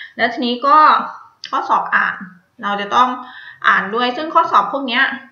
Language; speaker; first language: Thai; native; Thai